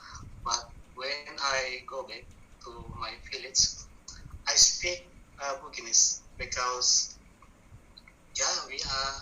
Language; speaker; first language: English; non-native, learner; Buginese